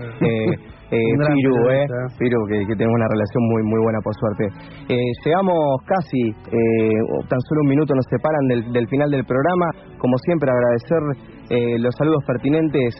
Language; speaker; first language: Spanish; native; Spanish